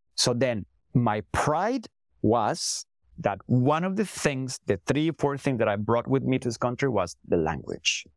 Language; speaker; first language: English; non-native, fluent; Spanish